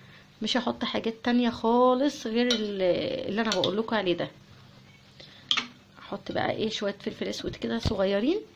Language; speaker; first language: Arabic; native; Arabic